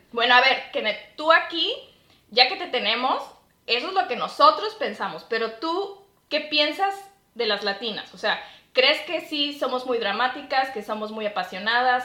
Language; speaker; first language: Spanish; native; Spanish